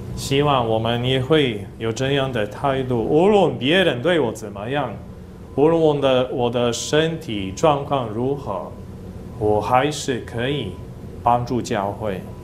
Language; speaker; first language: Chinese; non-native, fluent; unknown